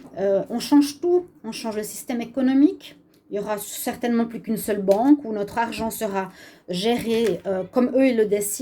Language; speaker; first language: French; native; French